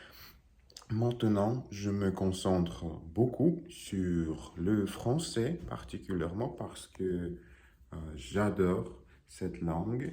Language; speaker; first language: French; non-native, learner; Russian